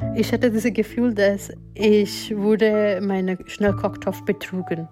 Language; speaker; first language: German; non-native, fluent; Gujarati